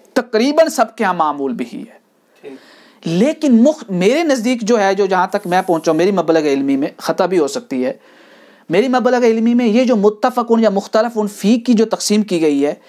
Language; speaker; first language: Urdu; non-native, local second language; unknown